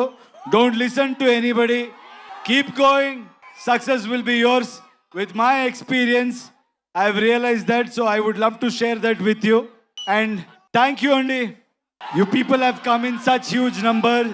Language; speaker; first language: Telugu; non-native, fluent; Kannada